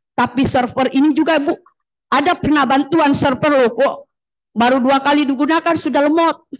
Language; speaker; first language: Indonesian; native; Indonesian